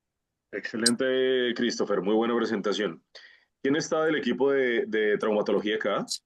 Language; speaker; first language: Spanish; native; Spanish